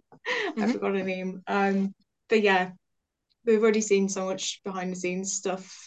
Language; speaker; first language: English; native; English